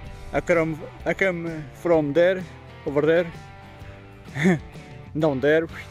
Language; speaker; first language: English; non-native, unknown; Portuguese